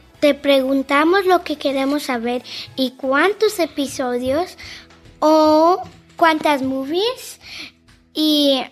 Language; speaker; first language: Spanish; early bilingual, heritage; Spanish